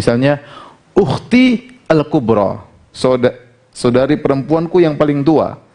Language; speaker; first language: Indonesian; native; Indonesian